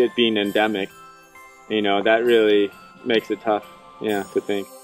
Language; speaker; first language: English; native; English